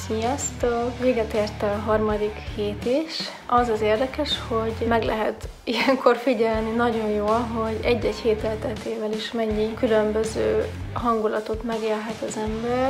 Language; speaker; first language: Hungarian; native; Hungarian